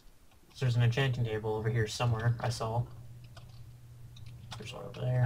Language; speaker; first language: English; native; English